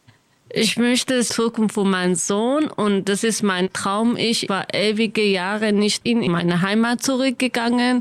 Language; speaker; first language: German; non-native, learner; Kurdish